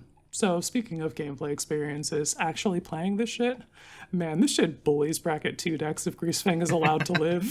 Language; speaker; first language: English; native; English